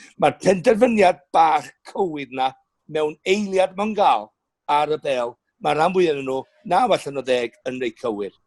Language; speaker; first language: Welsh; native; Welsh